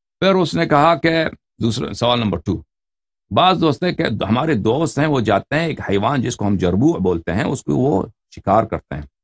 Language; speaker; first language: Urdu; non-native, fluent; Persian